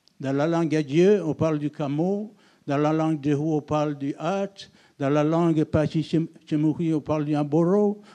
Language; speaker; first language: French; non-native, local second language; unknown